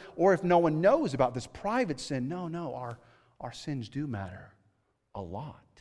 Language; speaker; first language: English; native; English